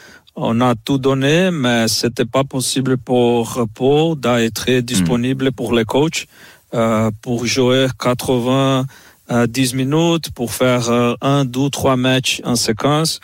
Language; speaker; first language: French; non-native, fluent; Portuguese